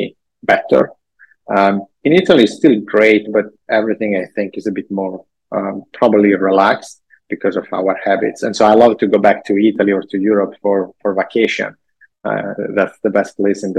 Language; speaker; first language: English; non-native, fluent; Italian